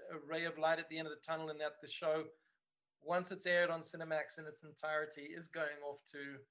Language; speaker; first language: English; native; English